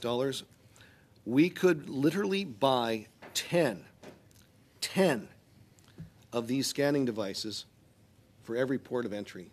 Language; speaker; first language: English; native; English